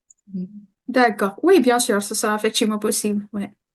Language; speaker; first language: French; non-native, fluent; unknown